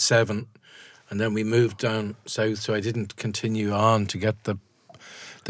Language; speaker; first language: English; native; English